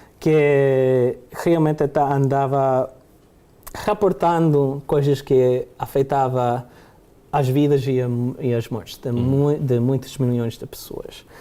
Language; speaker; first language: Portuguese; early bilingual, heritage; Portuguese